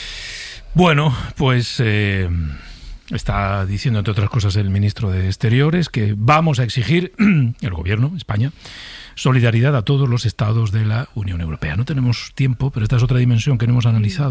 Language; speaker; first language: Spanish; native; Spanish